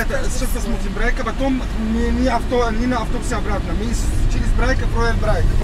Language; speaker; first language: Russian; native; Russian